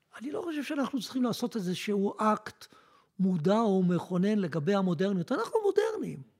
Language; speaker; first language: Hebrew; early bilingual, other home language; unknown